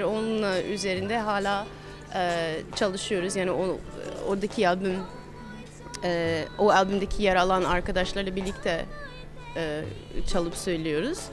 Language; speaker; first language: Turkish; non-native, fluent; English